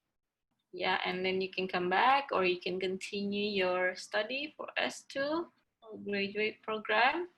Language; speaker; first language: English; non-native, fluent; Indonesian